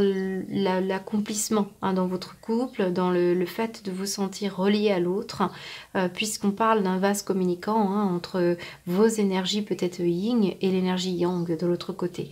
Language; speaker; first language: French; native; French